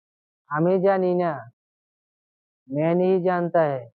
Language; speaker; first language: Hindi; non-native, learner; Bangla